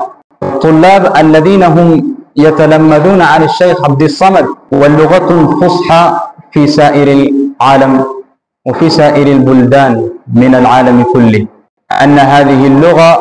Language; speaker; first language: Arabic; non-native, fluent; Urdu